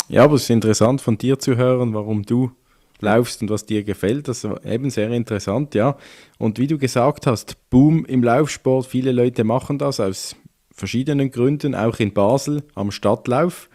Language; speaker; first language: German; native; German